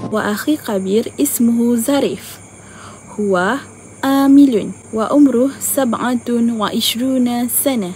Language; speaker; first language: Arabic; non-native, learner; Malay